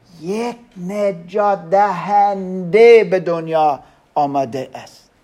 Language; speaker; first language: Persian; non-native, learner; German